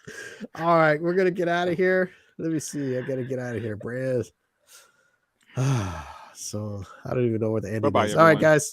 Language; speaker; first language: English; native; English